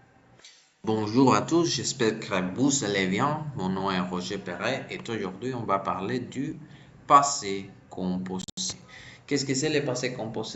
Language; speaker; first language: French; non-native, fluent; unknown